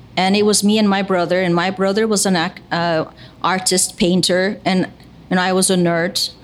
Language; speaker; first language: English; non-native, fluent; Turkish